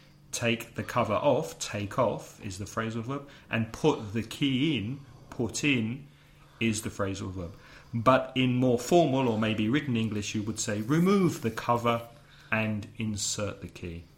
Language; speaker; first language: English; native; English